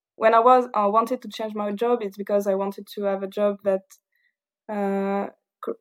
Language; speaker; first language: English; non-native, fluent; French